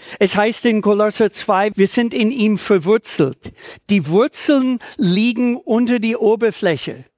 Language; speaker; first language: German; non-native, fluent; English